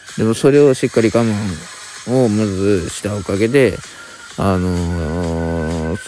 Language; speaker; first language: Japanese; native; Japanese